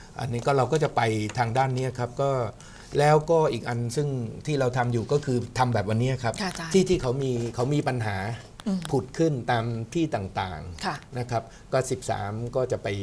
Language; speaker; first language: Thai; native; Thai